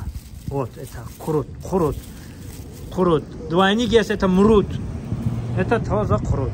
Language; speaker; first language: Russian; non-native, learner; Tajik